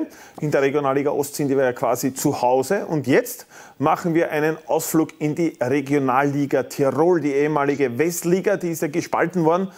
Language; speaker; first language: German; native; German